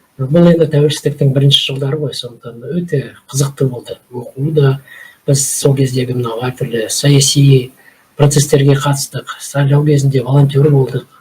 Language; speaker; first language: Kazakh; native; Kazakh